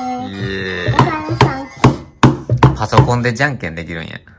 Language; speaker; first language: Japanese; native; Japanese